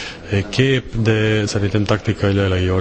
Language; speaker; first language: Hungarian; non-native, fluent; Serbian